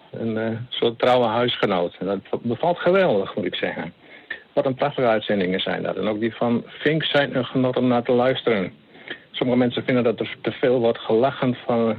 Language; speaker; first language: Dutch; non-native, local second language; Western Frisian